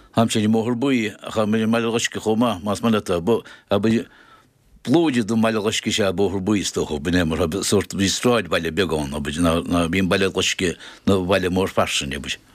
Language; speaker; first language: Irish; native; Irish